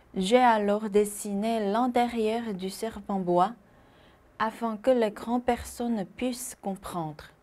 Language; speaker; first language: French; non-native, fluent; Korean